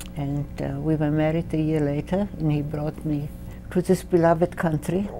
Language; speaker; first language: English; non-native, fluent; Polish